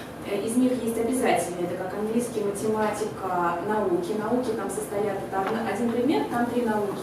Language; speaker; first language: Russian; native; Russian